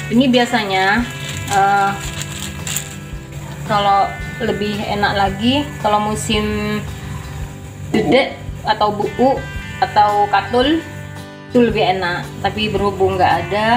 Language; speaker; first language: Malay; non-native, local second language; Madurese